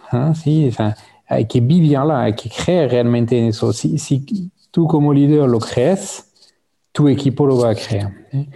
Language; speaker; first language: Spanish; non-native, fluent; French